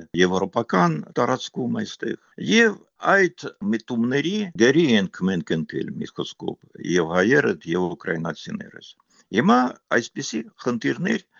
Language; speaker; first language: Armenian; non-native, fluent; Ukrainian